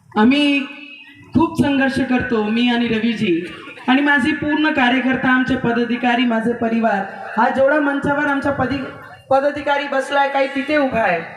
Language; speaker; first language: Marathi; non-native, local second language; Hindi